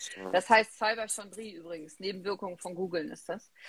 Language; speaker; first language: German; native; German